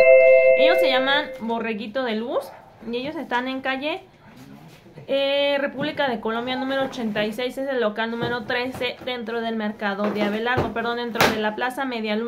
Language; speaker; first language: Spanish; native; Spanish